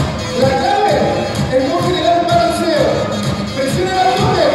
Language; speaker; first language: Spanish; native; Spanish